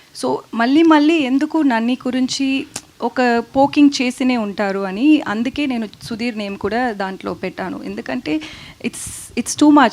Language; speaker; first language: Telugu; non-native, learner; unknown